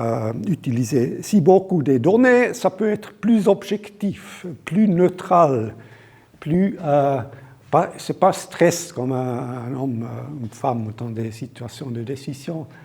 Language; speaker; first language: French; non-native, local second language; German